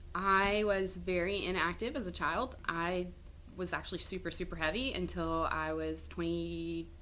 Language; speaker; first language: English; native; English